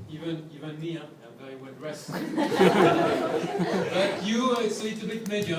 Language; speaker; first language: English; non-native, fluent; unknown